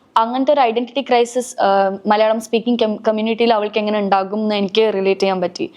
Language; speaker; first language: Malayalam; early bilingual, heritage; Malayalam